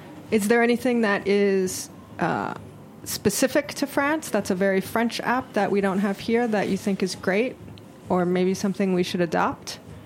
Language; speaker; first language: English; native; English